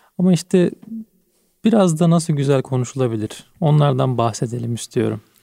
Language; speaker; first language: Turkish; native; Turkish